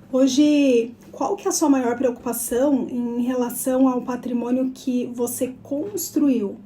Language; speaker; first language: Portuguese; native; Portuguese